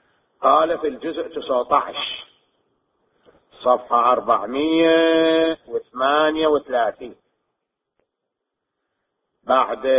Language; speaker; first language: Arabic; native; Arabic